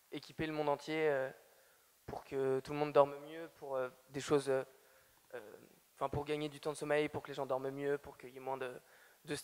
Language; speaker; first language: French; native; French